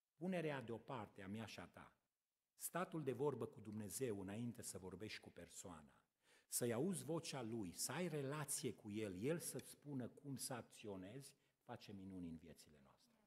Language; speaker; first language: Romanian; native; Romanian